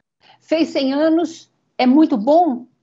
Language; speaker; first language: Portuguese; native; Portuguese